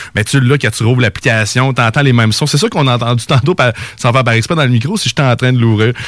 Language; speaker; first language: French; native; French